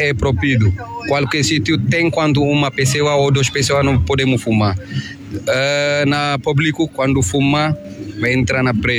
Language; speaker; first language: Portuguese; non-native, learner; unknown